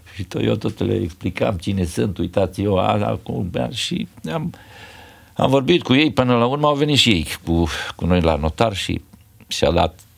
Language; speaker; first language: Romanian; native; Romanian